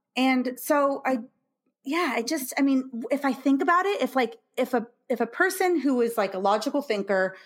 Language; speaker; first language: English; native; English